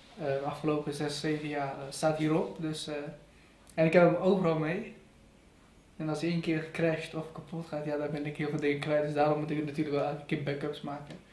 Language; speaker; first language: Dutch; early bilingual, other home language; Persian